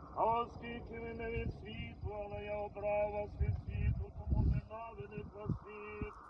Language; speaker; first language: Ukrainian; native; Ukrainian